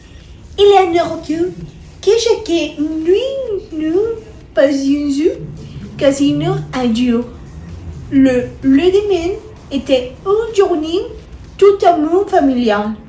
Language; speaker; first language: French; non-native, learner; Spanish